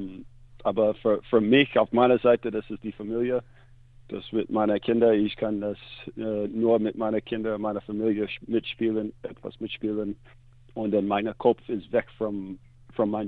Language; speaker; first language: German; non-native, learner; English